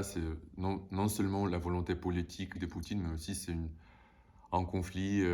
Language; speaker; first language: French; non-native, fluent; Russian